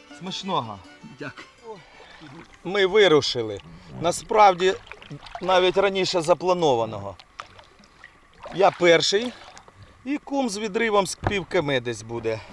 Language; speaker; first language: Ukrainian; native; Ukrainian